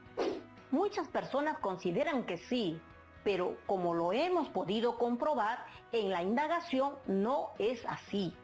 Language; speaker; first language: Spanish; native; Spanish